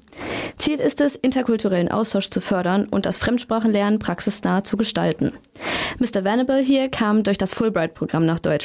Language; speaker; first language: German; native; German